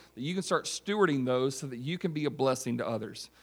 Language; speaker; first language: English; native; English